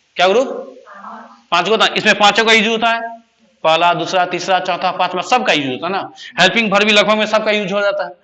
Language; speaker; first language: Hindi; native; Hindi